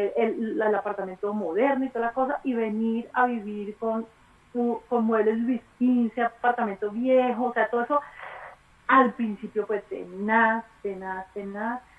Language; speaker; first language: Spanish; native; Spanish